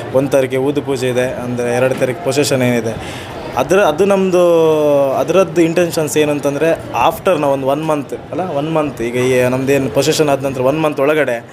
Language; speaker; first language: Kannada; non-native, local second language; Tulu